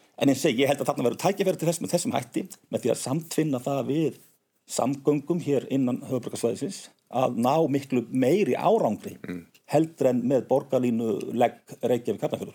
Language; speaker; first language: Icelandic; native; Icelandic